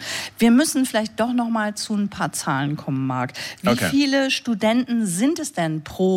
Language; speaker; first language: German; native; German